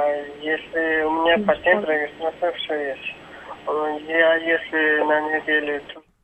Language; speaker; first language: Russian; non-native, learner; Tajik